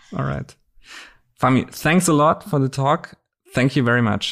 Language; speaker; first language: English; non-native, fluent; German